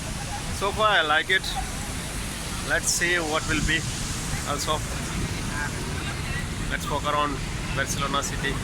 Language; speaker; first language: English; non-native, local second language; Tamil